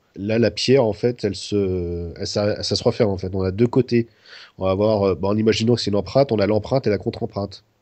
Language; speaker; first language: French; native; French